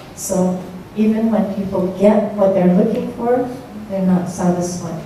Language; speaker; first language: English; native; English